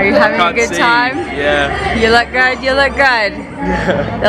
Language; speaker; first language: English; early bilingual, heritage; English